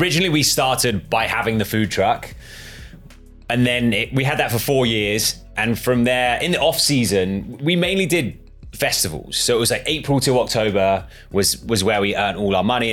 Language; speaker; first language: English; native; English